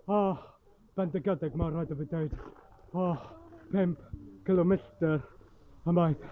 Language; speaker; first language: Welsh; non-native, learner; English